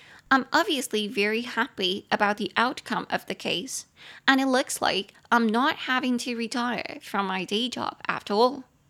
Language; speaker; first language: English; non-native, fluent; Chinese